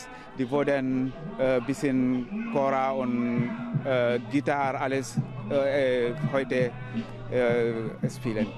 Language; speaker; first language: German; non-native, learner; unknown